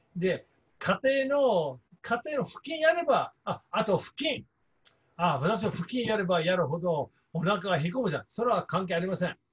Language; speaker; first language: Japanese; non-native, fluent; English